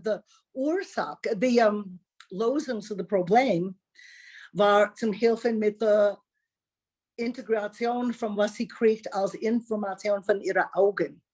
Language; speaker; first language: German; non-native, learner; English